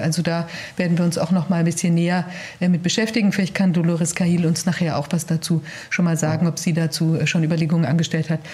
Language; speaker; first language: German; native; German